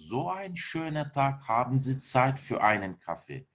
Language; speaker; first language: German; non-native, fluent; Turkish